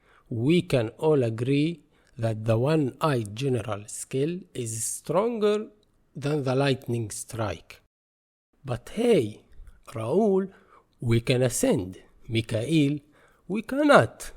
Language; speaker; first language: English; non-native, fluent; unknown